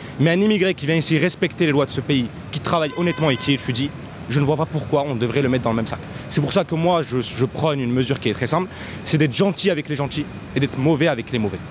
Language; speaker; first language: French; native; French